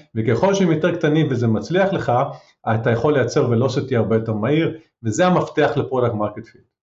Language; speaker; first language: Hebrew; native; Hebrew